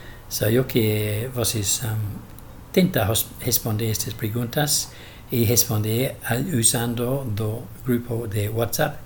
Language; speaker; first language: Portuguese; non-native, fluent; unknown